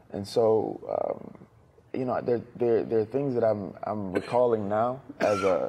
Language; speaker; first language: English; native; English